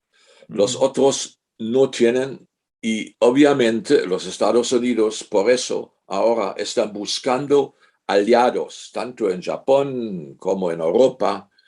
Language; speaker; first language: Spanish; non-native, fluent; German